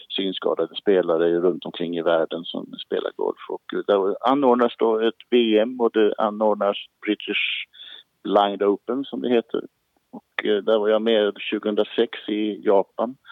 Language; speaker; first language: Swedish; native; Swedish